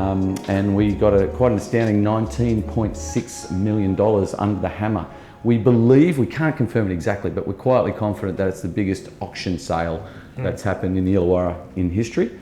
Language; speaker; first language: English; native; English